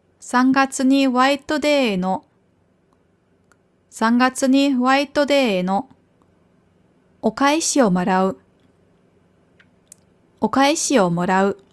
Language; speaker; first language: Japanese; non-native, fluent; German